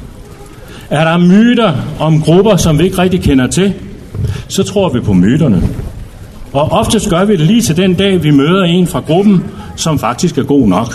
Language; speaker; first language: Danish; native; Danish